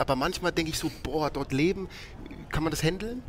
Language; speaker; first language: German; native; German